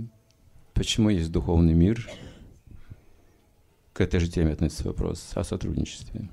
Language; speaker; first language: Russian; native; Russian